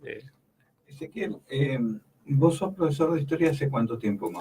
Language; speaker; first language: Spanish; native; Spanish